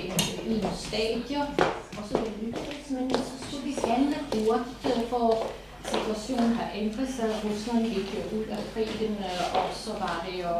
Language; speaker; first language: Danish; non-native, fluent; Serbian